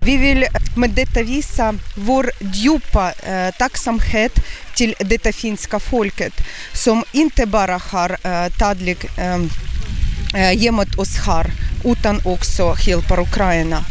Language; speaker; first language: Swedish; non-native, learner; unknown